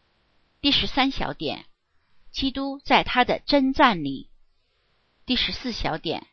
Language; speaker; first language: Chinese; native; Chinese